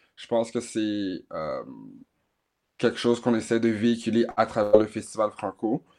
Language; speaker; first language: French; native; French